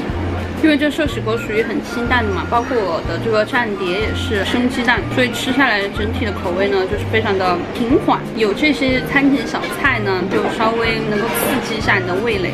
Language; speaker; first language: Chinese; native; Chinese